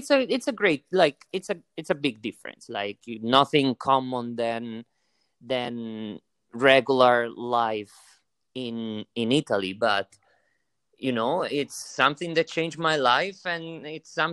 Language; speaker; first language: English; non-native, fluent; Italian